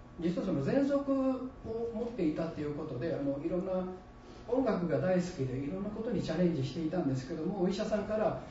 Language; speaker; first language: Japanese; native; Japanese